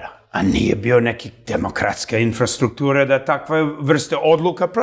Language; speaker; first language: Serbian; early bilingual, heritage; Serbian